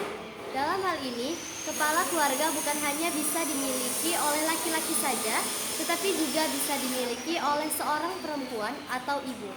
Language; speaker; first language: Indonesian; native; Indonesian